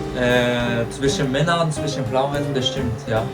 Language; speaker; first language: German; non-native, learner; Japanese